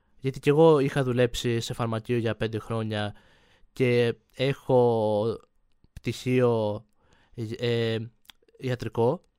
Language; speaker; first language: Greek; native; Greek